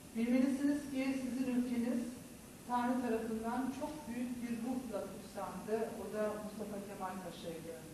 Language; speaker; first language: Turkish; native; Turkish